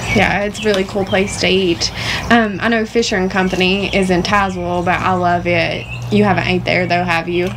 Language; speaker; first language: English; native; English